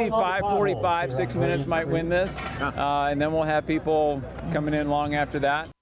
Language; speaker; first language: English; native; English